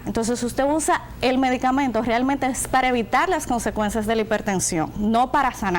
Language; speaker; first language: Spanish; native; Spanish